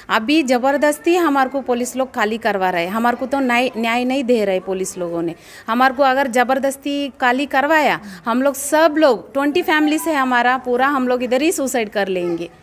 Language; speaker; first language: Hindi; non-native, local second language; Telugu